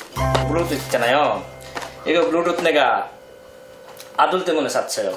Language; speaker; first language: Korean; non-native, learner; Bangla